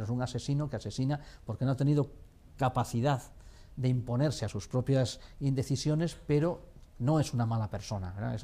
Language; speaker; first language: Spanish; native; Spanish